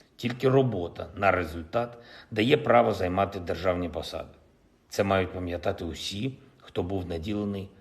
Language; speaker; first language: Ukrainian; non-native, local second language; Russian